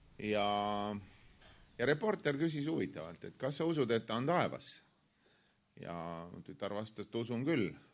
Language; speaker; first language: Estonian; native; Estonian